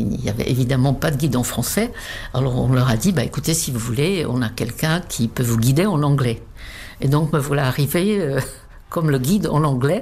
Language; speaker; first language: French; non-native, fluent; Czech